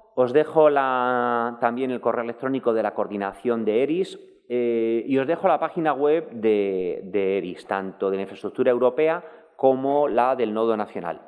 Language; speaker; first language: Spanish; native; Spanish